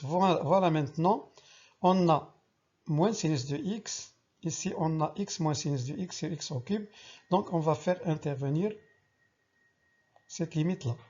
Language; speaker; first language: French; non-native, local second language; Arabic